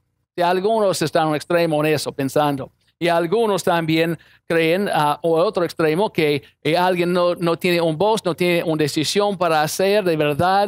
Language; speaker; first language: Spanish; non-native, fluent; English